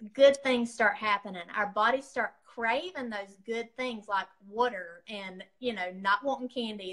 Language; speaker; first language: English; native; English